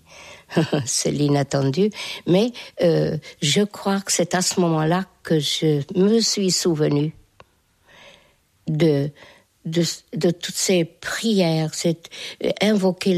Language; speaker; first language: French; non-native, fluent; Hungarian